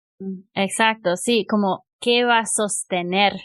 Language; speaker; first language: Spanish; non-native, fluent; English